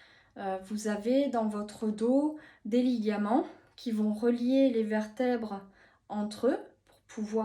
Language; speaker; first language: French; native; French